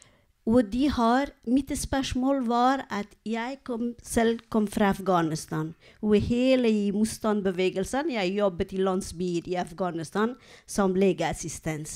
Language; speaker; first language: Norwegian; non-native, learner; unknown